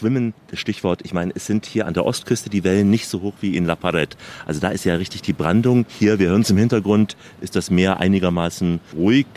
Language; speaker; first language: German; native; German